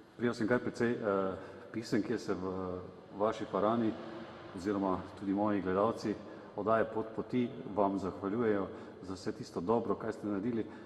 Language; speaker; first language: Slovenian; native; Slovenian